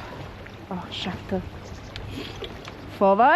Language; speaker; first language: German; non-native, learner; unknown